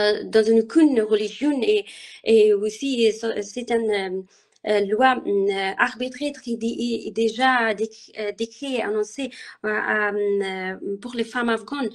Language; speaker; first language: French; non-native, learner; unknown